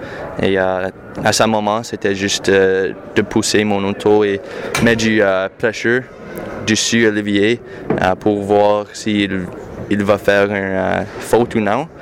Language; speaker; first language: French; non-native, local second language; English